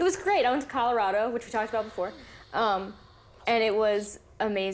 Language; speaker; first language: English; native; English